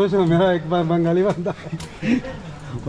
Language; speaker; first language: Hindi; non-native, learner; Bangla